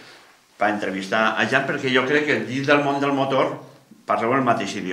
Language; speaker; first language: Catalan; native; Catalan